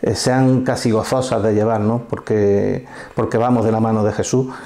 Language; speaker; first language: Spanish; native; Spanish